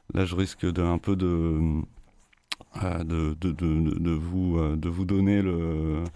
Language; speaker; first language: French; native; French